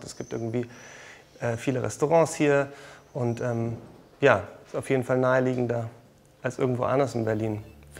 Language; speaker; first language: German; native; German